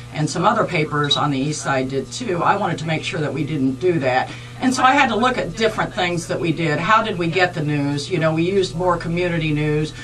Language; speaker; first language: English; native; English